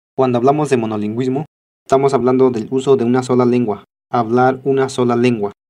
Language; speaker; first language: Spanish; non-native, local second language; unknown